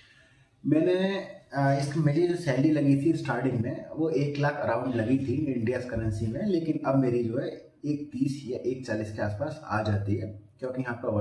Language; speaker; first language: Hindi; native; Hindi